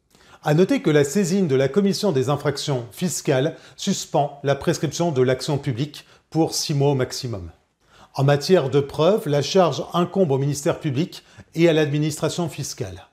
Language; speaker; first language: French; native; French